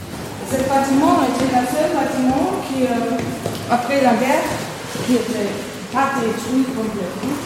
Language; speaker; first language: French; non-native, fluent; German